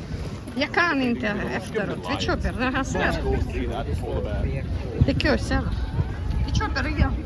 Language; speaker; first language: Swedish; non-native, learner; Russian